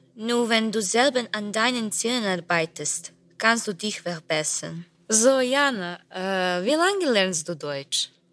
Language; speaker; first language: German; non-native, learner; Serbian